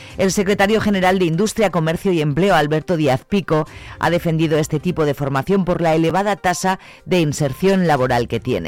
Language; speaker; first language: Spanish; native; Spanish